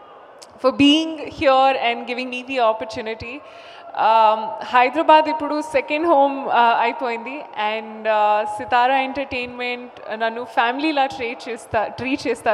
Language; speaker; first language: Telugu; non-native, learner; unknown